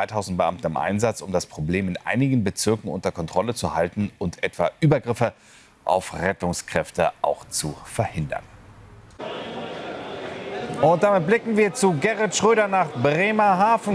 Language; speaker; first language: German; native; German